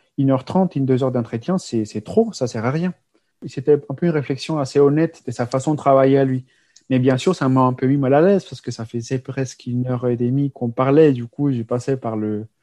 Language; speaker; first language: French; non-native, fluent; Spanish